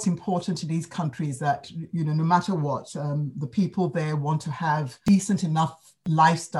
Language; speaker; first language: English; non-native, local second language; Akan